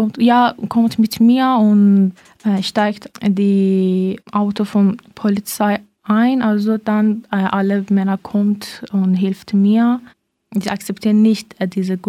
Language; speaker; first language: German; non-native, learner; Persian